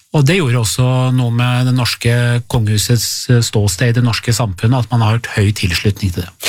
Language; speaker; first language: Norwegian; early bilingual, other home language; Persian